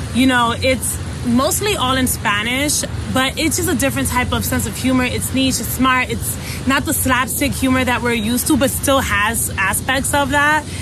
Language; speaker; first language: English; native; English